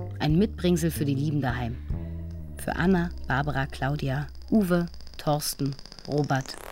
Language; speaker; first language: German; native; German